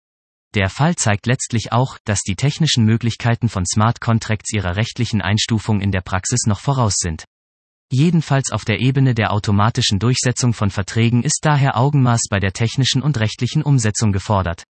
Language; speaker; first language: German; native; German